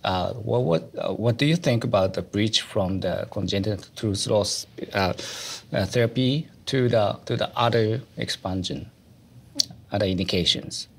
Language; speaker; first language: English; non-native, fluent; Japanese